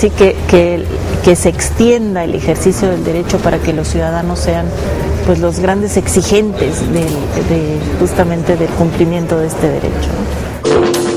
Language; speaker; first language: Spanish; native; Spanish